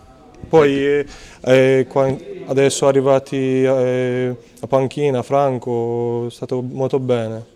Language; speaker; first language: Italian; non-native, learner; Hungarian